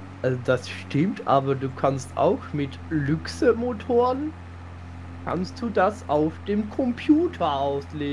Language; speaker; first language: German; non-native, learner; Dutch